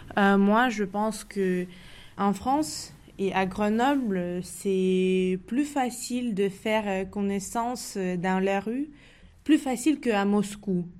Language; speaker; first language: French; non-native, fluent; Russian